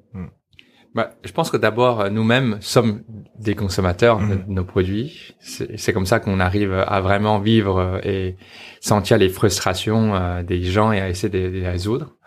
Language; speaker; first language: French; non-native, fluent; Chinese